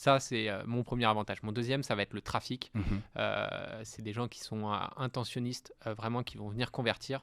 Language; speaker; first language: French; native; French